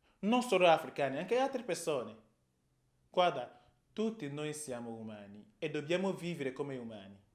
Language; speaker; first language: Italian; non-native, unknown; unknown